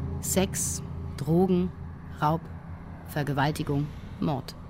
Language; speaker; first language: German; native; German